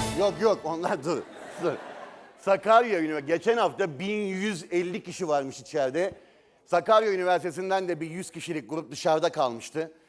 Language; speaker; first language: Turkish; native; Turkish